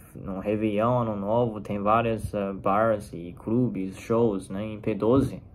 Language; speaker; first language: Portuguese; non-native, fluent; Chinese